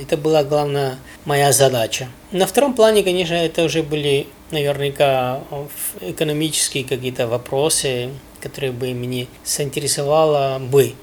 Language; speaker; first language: Russian; non-native, fluent; Spanish